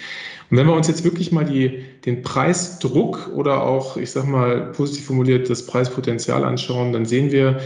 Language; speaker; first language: German; native; German